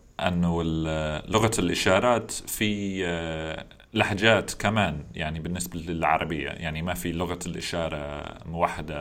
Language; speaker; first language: Arabic; non-native, fluent; English